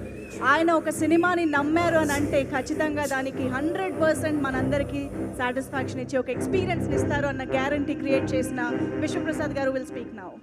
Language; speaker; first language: Telugu; native; Telugu